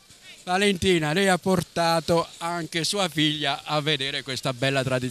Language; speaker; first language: Italian; native; Italian